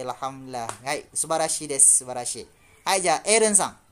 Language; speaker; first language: Japanese; non-native, fluent; Malay